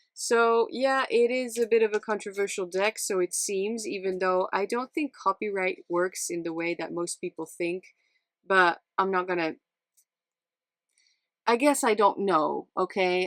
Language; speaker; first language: English; non-native, fluent; Dutch